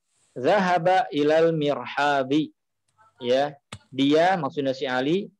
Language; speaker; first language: Indonesian; native; Indonesian